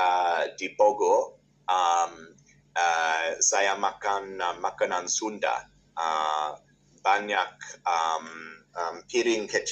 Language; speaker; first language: Indonesian; non-native, learner; English